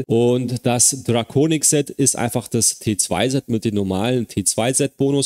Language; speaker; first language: German; native; German